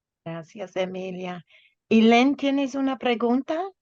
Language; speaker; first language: Spanish; non-native, fluent; English